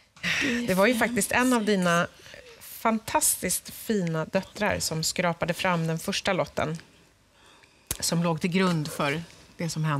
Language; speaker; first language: Swedish; native; Swedish